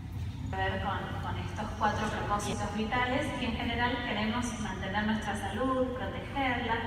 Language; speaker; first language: Spanish; native; Spanish